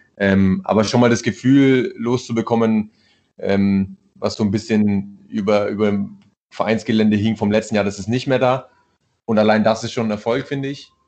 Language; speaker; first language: German; early bilingual, other home language; Italian